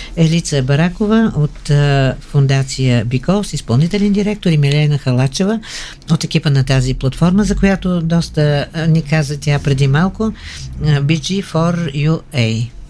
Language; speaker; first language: Bulgarian; native; Bulgarian